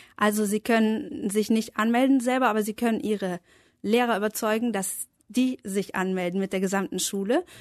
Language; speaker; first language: German; native; German